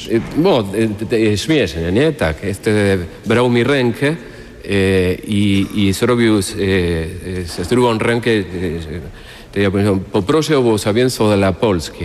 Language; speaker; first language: Polish; non-native, fluent; Spanish